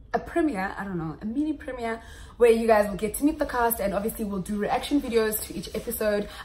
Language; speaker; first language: English; non-native, local second language; Xhosa